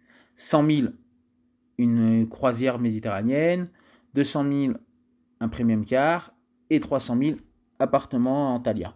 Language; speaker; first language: French; native; French